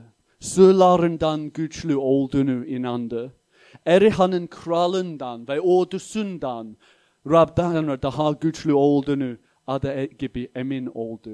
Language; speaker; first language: Turkish; non-native, fluent; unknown